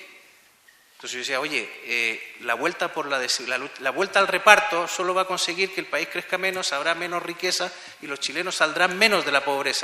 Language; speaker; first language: Spanish; native; Spanish